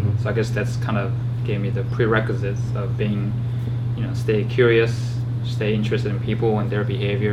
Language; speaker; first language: English; non-native, fluent; Korean